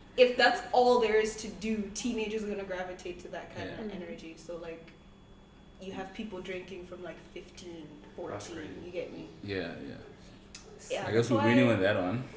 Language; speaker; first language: English; non-native, local second language; Tswana